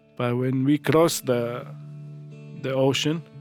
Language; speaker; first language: English; non-native, fluent; Arabic